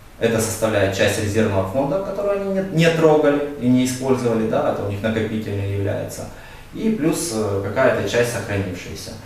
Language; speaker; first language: Russian; native; Russian